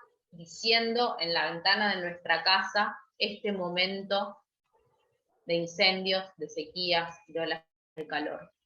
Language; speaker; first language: Spanish; native; Spanish